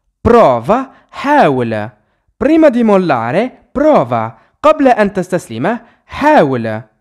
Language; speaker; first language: Italian; non-native, fluent; Arabic